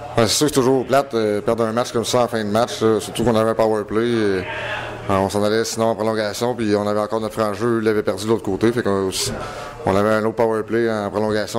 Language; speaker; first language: French; native; French